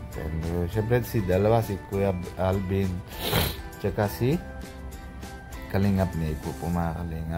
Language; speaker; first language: Filipino; non-native, learner; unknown